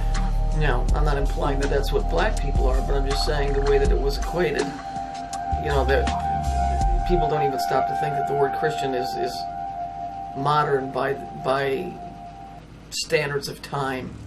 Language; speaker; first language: English; native; English